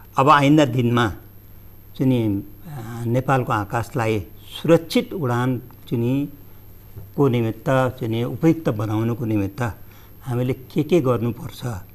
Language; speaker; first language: Nepali; native; Nepali